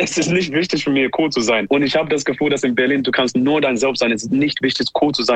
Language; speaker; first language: German; non-native, learner; English